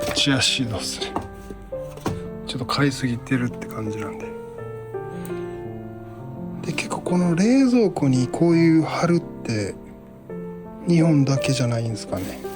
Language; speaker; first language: Japanese; native; Japanese